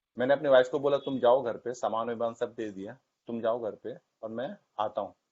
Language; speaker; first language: Hindi; non-native, local second language; Marathi